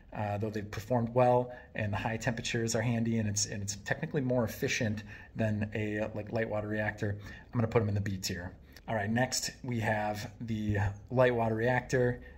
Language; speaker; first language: English; native; English